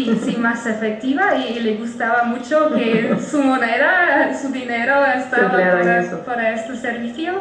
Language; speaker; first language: Spanish; non-native, fluent; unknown